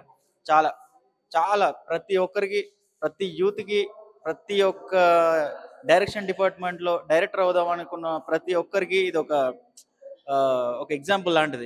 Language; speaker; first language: Telugu; native; Telugu